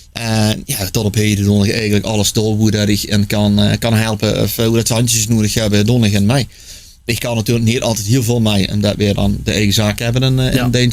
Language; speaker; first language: Dutch; native; Dutch